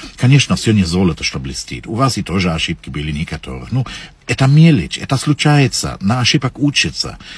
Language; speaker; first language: Russian; non-native, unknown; German